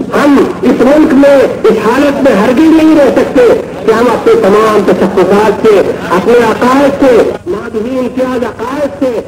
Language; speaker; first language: Urdu; native; Urdu